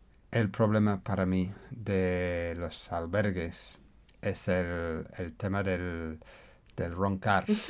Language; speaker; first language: Spanish; non-native, fluent; English